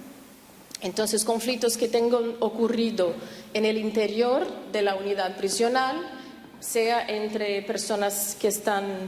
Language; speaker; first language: Spanish; non-native, fluent; Portuguese